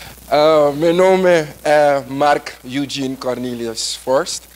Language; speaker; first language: Portuguese; non-native, learner; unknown